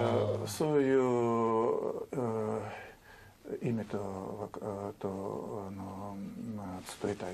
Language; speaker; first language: Japanese; non-native, learner; Russian